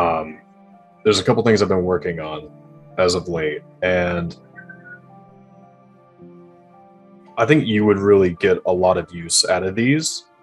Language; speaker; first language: English; native; English